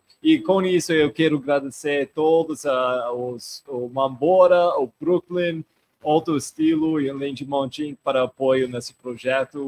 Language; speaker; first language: Portuguese; non-native, fluent; English